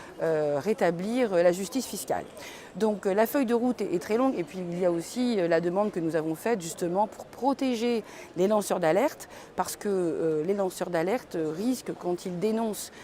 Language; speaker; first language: French; native; French